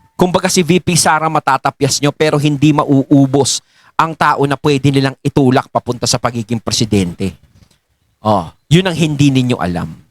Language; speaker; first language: Filipino; native; Filipino